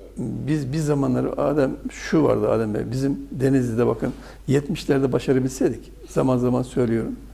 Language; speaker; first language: Turkish; native; Turkish